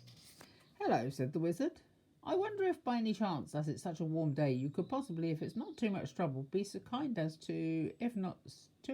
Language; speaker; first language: English; native; English